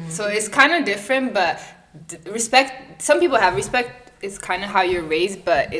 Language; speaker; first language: English; non-native, fluent; Italian